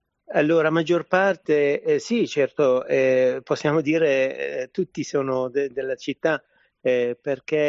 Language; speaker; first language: Italian; non-native, fluent; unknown